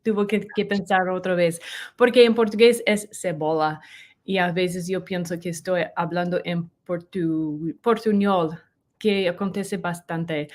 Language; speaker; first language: Spanish; non-native, learner; English